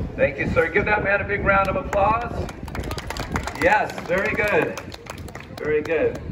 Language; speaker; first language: English; native; English